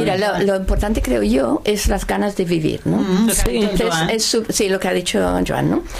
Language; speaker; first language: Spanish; non-native, local second language; Catalan